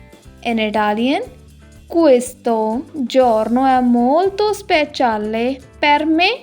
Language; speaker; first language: Italian; non-native, learner; Hindi